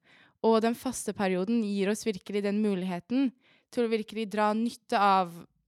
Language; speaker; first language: Norwegian; early bilingual, other home language; Persian